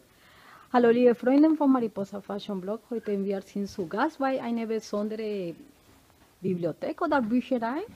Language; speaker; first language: German; non-native, fluent; Spanish